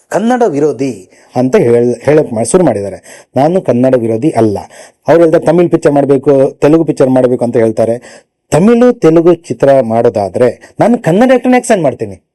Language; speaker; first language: Kannada; native; Kannada